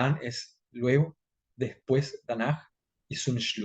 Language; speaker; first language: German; non-native, fluent; Spanish